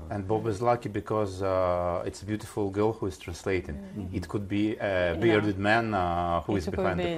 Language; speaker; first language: English; non-native, fluent; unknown